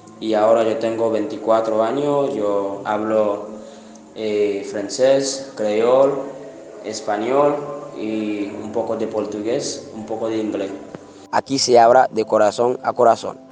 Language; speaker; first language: Spanish; non-native, learner; Haitian Creole